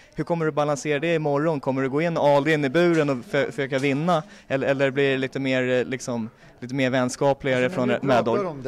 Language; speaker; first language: Swedish; native; Swedish